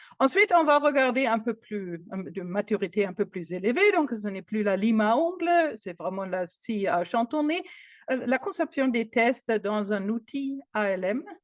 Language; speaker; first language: French; non-native, fluent; German